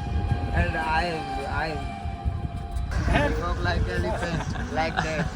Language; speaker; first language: English; non-native, learner; Hindi